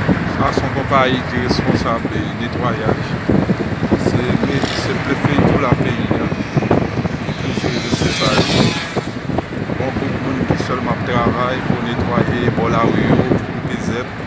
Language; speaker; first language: French; non-native, learner; Haitian Creole